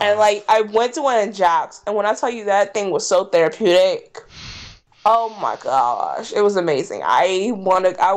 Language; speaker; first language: English; native; English